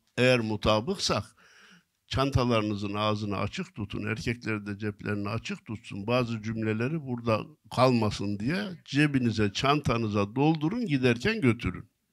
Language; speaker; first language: Turkish; native; Turkish